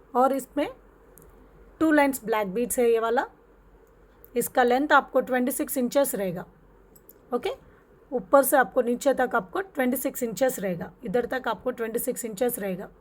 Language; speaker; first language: Hindi; non-native, local second language; Telugu